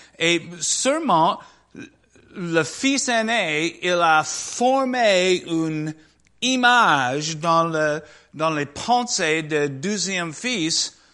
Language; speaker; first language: French; non-native, learner; English